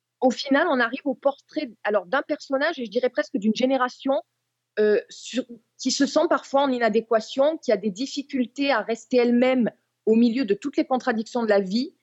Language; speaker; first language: French; native; French